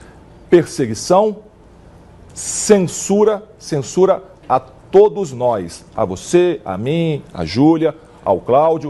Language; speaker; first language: Portuguese; native; Portuguese